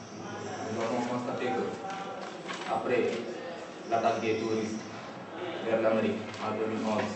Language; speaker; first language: French; non-native, local second language; Wolof